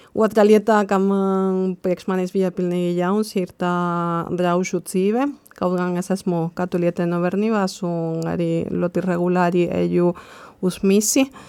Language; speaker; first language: Latvian; non-native, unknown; Spanish